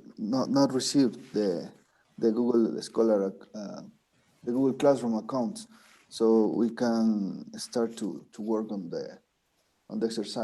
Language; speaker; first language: English; non-native, learner; Spanish